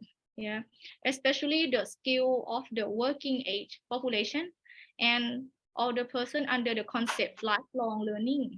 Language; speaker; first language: English; non-native, learner; Thai